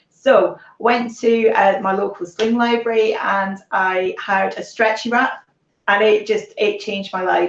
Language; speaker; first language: English; native; English